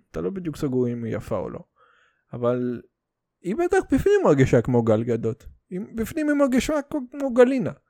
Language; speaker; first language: Hebrew; early bilingual, other home language; Russian